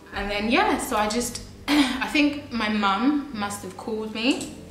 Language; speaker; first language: English; native; English